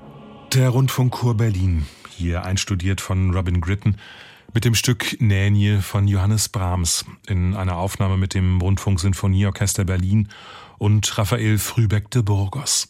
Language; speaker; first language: German; native; German